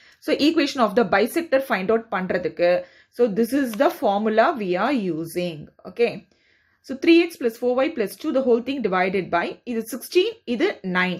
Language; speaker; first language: English; non-native, local second language; Tamil